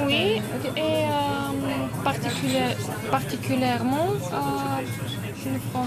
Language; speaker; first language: French; non-native, fluent; Bulgarian